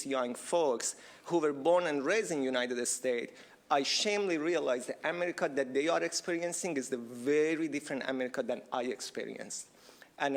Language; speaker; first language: English; non-native, fluent; Persian